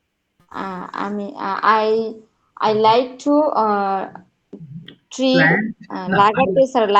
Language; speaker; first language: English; non-native, learner; Bangla